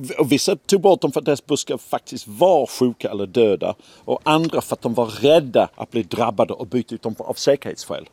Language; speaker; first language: Swedish; non-native, fluent; English